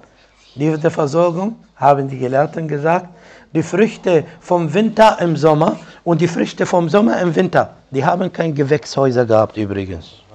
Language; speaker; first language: German; non-native, fluent; Arabic